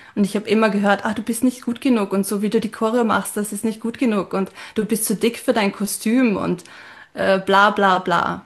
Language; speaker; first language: German; native; German